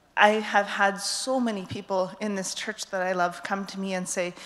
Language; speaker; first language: English; native; English